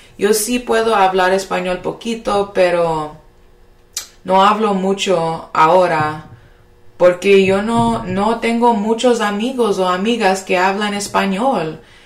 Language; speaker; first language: Spanish; early bilingual, heritage; Spanish